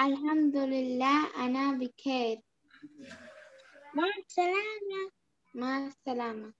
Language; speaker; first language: Arabic; non-native, learner; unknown